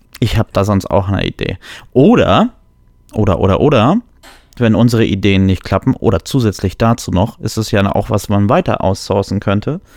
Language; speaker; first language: German; early bilingual, other home language; Polish